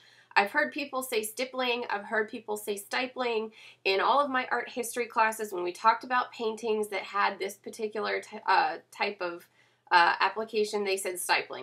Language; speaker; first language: English; native; English